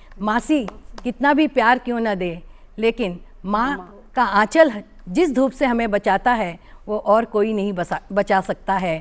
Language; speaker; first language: Hindi; native; Hindi